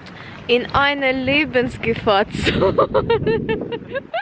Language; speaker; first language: German; non-native, fluent; Russian